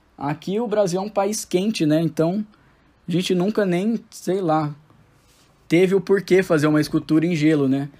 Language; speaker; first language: Portuguese; native; Portuguese